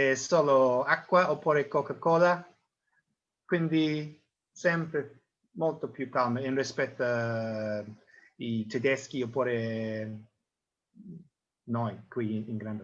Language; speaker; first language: Italian; non-native, learner; English